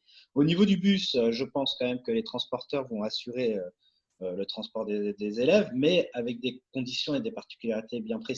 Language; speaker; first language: French; native; French